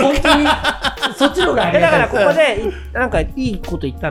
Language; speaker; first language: Japanese; native; Japanese